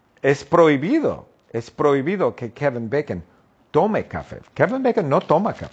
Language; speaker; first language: Spanish; non-native, fluent; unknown